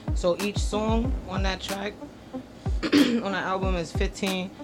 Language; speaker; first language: English; native; English